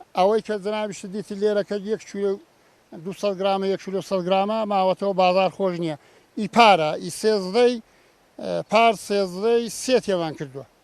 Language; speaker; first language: Central Kurdish; native; Central Kurdish